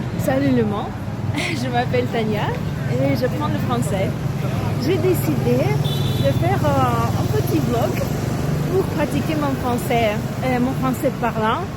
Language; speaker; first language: French; non-native, learner; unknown